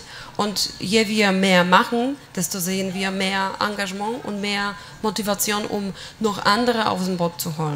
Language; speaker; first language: German; non-native, fluent; Polish